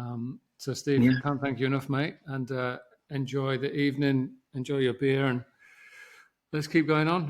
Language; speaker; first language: English; native; English